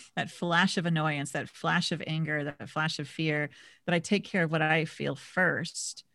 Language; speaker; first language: English; native; English